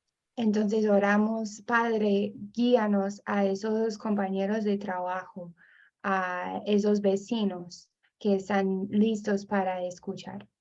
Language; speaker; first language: Spanish; non-native, fluent; English